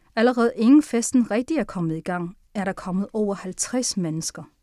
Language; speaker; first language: Danish; early bilingual, other home language; Chinese